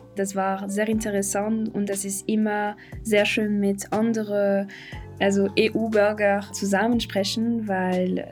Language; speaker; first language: German; non-native, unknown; French